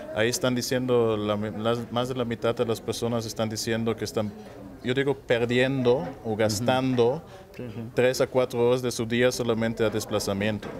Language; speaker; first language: Spanish; non-native, fluent; German